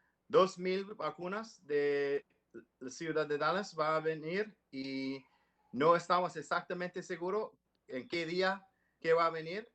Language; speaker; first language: Spanish; non-native, learner; English